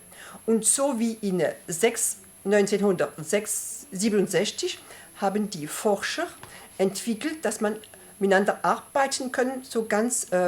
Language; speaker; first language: German; early bilingual, heritage; French